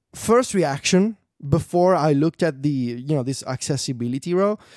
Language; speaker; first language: English; non-native, fluent; Italian